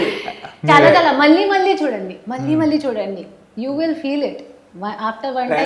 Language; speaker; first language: Telugu; non-native, learner; Hindi